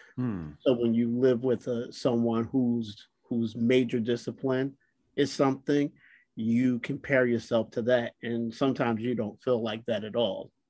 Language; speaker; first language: English; native; English